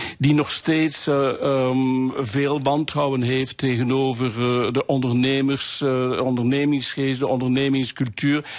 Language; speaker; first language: Dutch; non-native, local second language; French